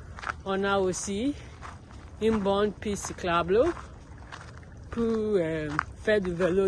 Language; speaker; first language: French; non-native, learner; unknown